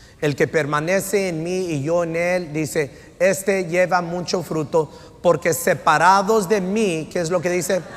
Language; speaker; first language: Spanish; non-native, fluent; English